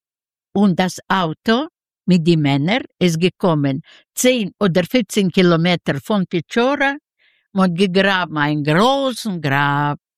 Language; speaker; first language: German; non-native, learner; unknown